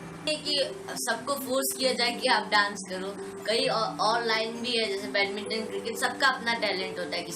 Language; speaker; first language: Hindi; non-native, local second language; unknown